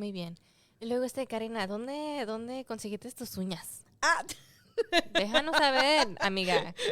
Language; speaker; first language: Spanish; early bilingual, heritage; Spanish